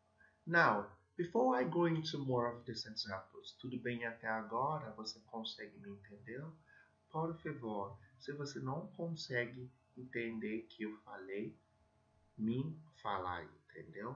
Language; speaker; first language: Portuguese; non-native, fluent; English